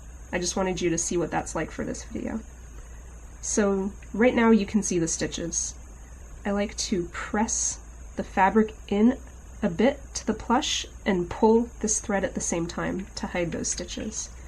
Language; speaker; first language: English; native; English